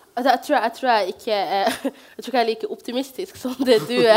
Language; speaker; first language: Norwegian; early bilingual, other home language; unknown